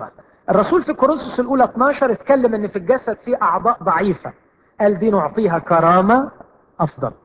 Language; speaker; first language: Arabic; native; Arabic